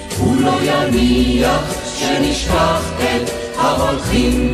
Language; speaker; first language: Hebrew; native; Hebrew